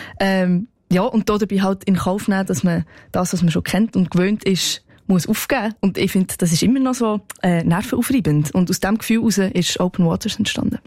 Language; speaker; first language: German; native; German